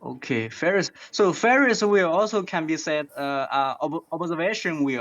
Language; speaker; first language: English; non-native, learner; Chinese